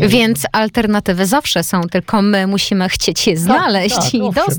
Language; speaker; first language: Polish; native; Polish